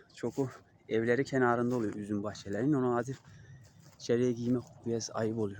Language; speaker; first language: Turkish; non-native, fluent; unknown